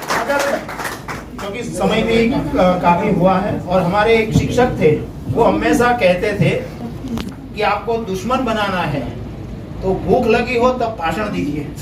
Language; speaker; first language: Hindi; non-native, local second language; Gujarati